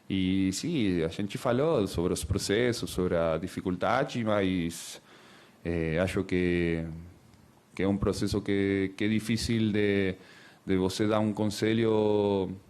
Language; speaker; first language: Portuguese; non-native, learner; Spanish